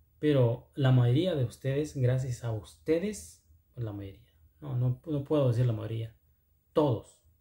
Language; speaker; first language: Spanish; non-native, local second language; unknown